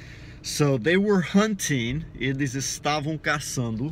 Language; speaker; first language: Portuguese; non-native, fluent; English